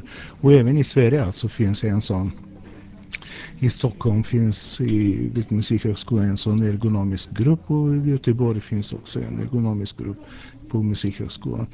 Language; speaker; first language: Swedish; non-native, fluent; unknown